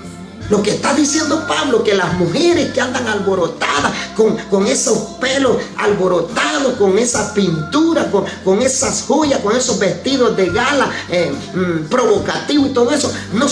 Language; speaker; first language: Spanish; native; Spanish